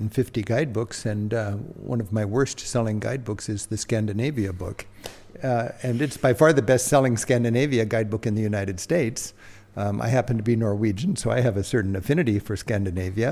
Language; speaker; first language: English; native; English